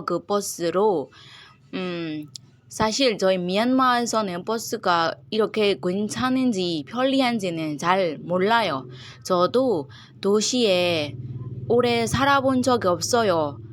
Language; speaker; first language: Korean; non-native, learner; Burmese